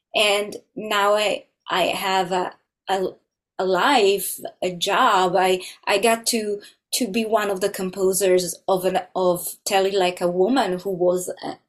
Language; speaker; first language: English; non-native, fluent; Italian